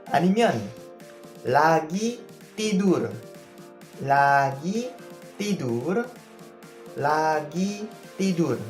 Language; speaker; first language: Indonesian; non-native, fluent; Korean